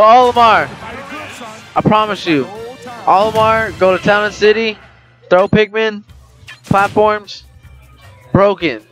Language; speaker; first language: English; native; English